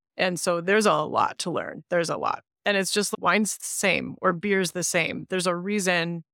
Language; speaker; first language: English; native; English